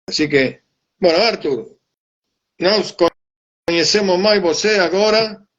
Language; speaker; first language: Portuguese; non-native, learner; Spanish